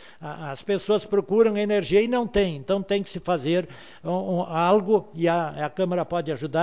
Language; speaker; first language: Portuguese; native; Portuguese